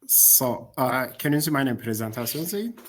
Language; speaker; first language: German; non-native, fluent; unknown